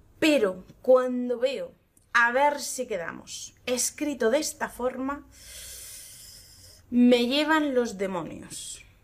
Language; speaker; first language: Spanish; native; Spanish